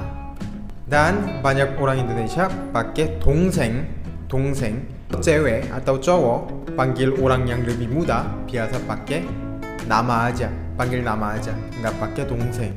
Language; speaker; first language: Indonesian; non-native, fluent; Korean